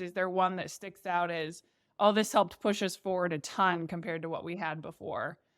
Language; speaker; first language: English; native; English